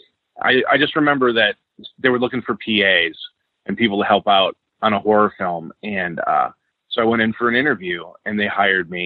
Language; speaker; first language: English; native; English